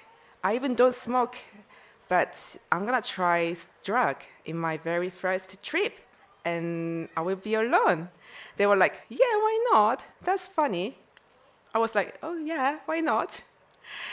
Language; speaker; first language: English; non-native, fluent; Korean